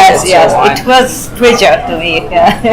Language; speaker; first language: English; non-native, fluent; Japanese